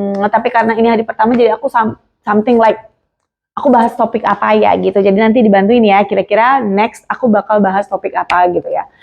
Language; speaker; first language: Indonesian; native; Indonesian